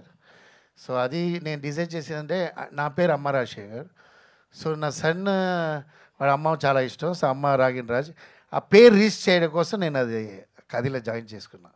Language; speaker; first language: Telugu; non-native, local second language; Tamil